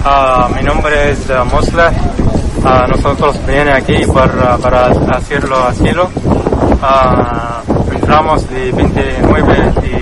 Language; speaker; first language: Spanish; non-native, learner; Arabic